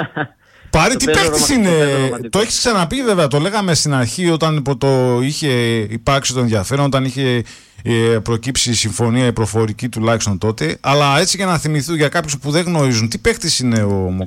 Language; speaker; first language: Greek; native; Greek